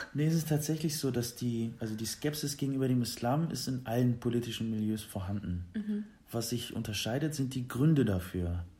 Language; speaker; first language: German; early bilingual, other home language; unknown